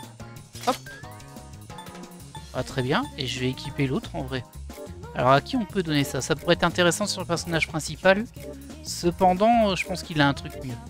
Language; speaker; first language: French; native; French